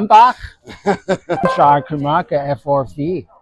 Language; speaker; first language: Welsh; non-native, learner; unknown